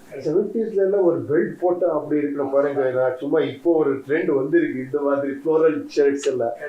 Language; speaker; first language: Tamil; non-native, learner; Kannada